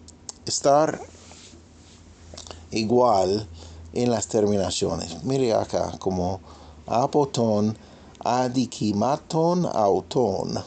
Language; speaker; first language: Spanish; non-native, fluent; English